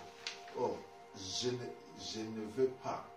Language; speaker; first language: French; non-native, learner; English